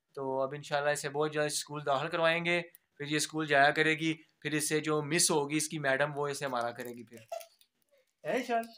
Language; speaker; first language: Urdu; non-native, local second language; Punjabi